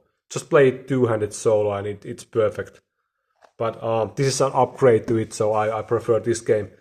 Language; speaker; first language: English; non-native, fluent; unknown